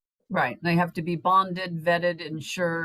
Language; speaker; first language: English; native; English